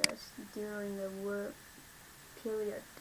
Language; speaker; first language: English; non-native, learner; Vietnamese